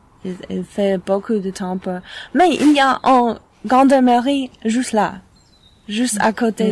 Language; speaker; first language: French; non-native, learner; English